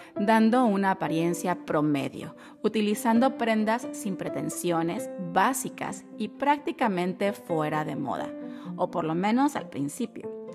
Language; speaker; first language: Spanish; native; Spanish